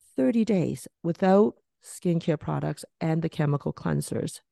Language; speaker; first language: English; non-native, local second language; Cantonese